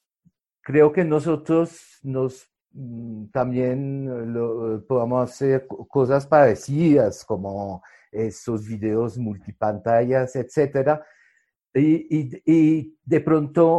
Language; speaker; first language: Spanish; non-native, fluent; French